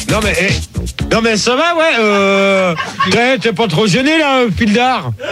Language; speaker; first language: French; native; French